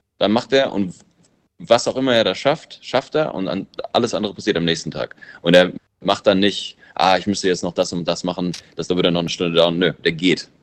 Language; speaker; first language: German; early bilingual, other home language; English